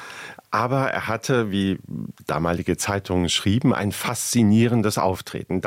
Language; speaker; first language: German; native; German